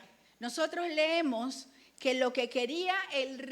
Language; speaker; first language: Spanish; native; Spanish